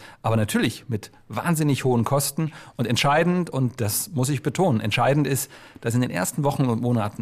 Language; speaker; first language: German; native; German